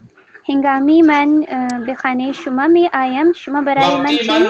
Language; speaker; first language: Persian; non-native, learner; Urdu